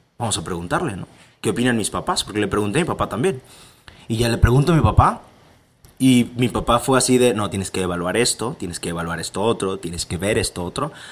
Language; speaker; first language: Spanish; native; Spanish